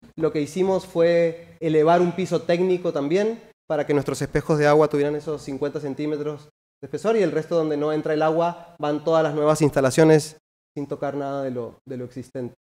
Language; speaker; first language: Spanish; native; Spanish